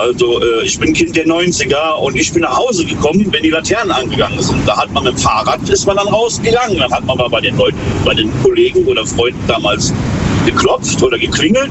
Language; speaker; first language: German; native; German